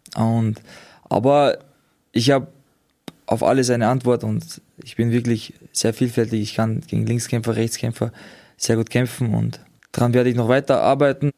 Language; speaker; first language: German; early bilingual, other home language; Georgian